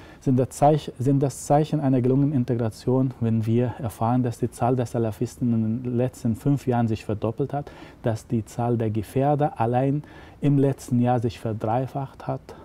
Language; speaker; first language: German; non-native, fluent; Arabic